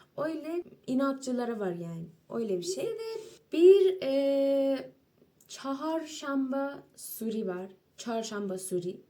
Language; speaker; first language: Turkish; non-native, fluent; Persian